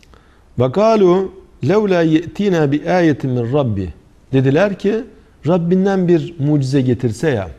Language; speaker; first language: Turkish; native; Turkish